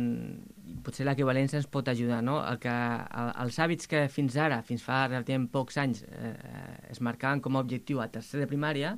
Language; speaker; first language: Catalan; native; Catalan